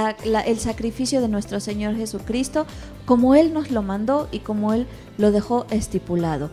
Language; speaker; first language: Spanish; native; Spanish